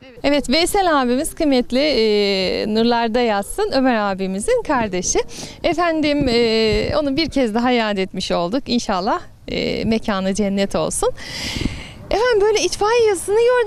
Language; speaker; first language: Turkish; native; Turkish